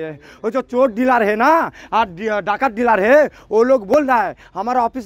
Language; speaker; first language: Hindi; non-native, local second language; Bangla